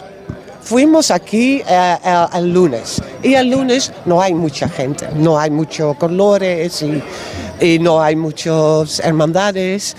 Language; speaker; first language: Spanish; non-native, learner; Dutch